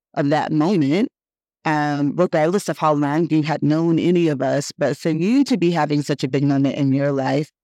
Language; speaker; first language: English; native; English